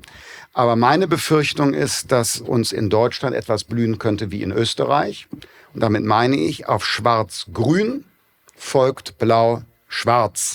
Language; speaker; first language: German; native; German